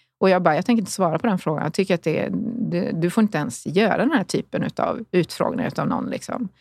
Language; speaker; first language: Swedish; early bilingual, other home language; Spanish